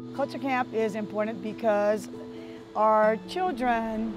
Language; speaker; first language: English; early bilingual, other home language; French